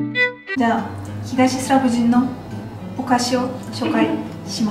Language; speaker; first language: Japanese; non-native, fluent; Russian